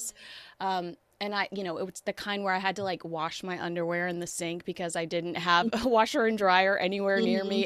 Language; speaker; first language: English; native; English